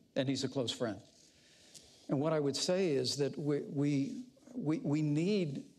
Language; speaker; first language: English; native; English